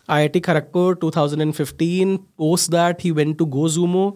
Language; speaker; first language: English; non-native, local second language; Hindi